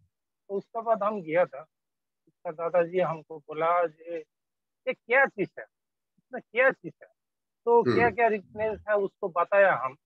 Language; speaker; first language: Hindi; non-native, local second language; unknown